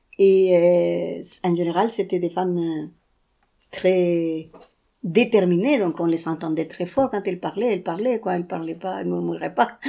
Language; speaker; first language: French; non-native, fluent; Spanish